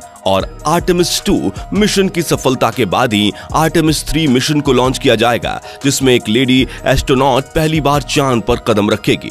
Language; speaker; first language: Hindi; native; Hindi